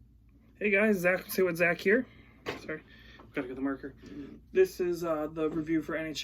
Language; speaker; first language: English; native; English